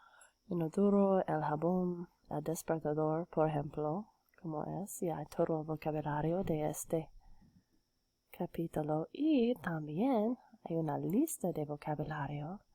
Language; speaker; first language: Spanish; non-native, fluent; English